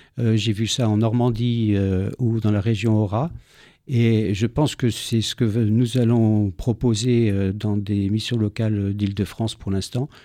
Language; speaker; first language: French; native; French